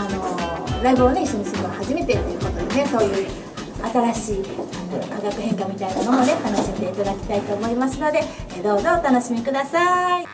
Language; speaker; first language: Japanese; native; Japanese